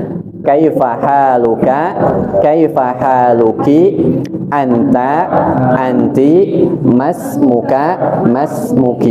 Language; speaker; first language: Arabic; non-native, fluent; Indonesian